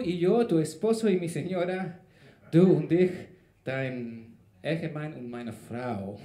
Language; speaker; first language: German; non-native, learner; Spanish